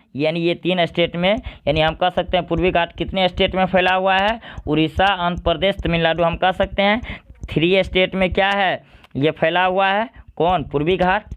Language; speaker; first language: Hindi; native; Hindi